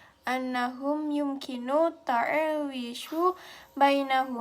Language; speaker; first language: Arabic; non-native, learner; Indonesian